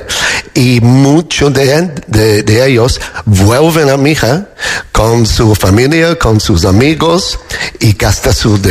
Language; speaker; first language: Spanish; non-native, learner; English